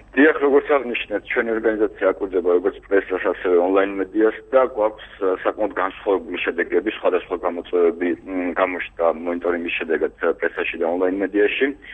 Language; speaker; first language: Georgian; native; Georgian